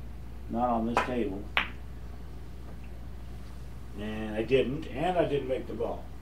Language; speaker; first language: English; native; English